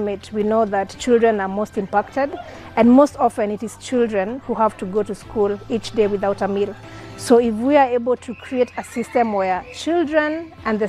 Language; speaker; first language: English; non-native, local second language; Kikuyu